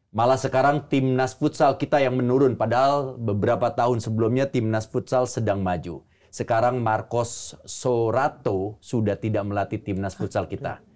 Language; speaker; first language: Indonesian; native; Indonesian